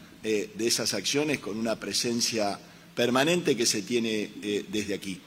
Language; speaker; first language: Spanish; native; Spanish